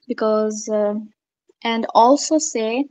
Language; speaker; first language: English; non-native, learner; Bangla